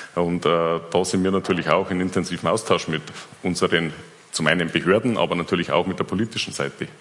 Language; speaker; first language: German; native; German